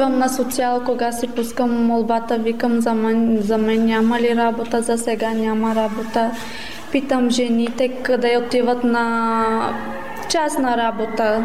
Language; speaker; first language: Bulgarian; non-native, local second language; Romany